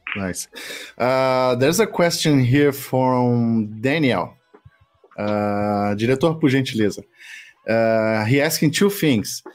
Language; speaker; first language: English; non-native, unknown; Portuguese